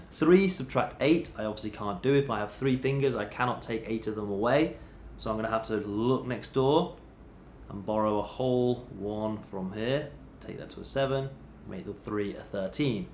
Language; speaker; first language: English; native; English